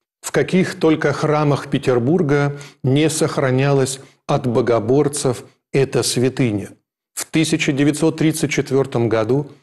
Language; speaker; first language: Russian; native; Russian